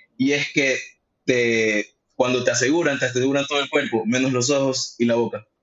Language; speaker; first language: Spanish; early bilingual, heritage; Spanish